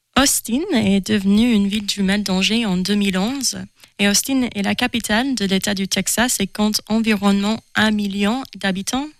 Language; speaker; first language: French; non-native, learner; English